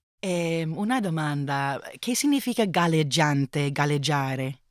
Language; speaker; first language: Italian; non-native, learner; English